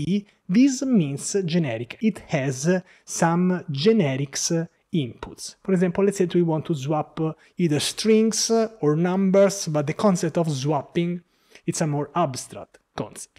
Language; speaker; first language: English; non-native, fluent; Italian